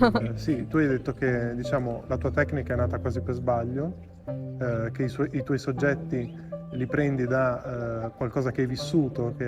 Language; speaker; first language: Italian; native; Italian